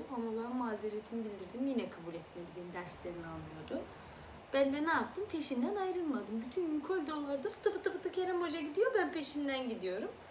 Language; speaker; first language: Turkish; early bilingual, other home language; Azerbaijani